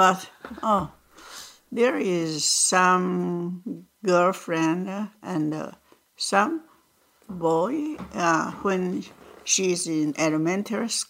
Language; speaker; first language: English; non-native, learner; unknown